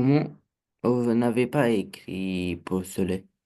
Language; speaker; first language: French; non-native, learner; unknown